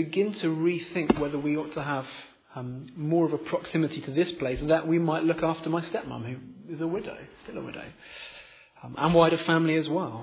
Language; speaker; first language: English; native; English